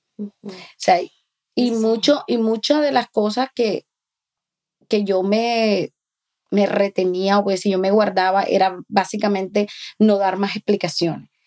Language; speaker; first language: Spanish; native; Spanish